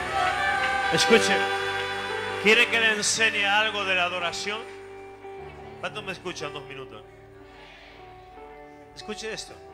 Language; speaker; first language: Spanish; native; Spanish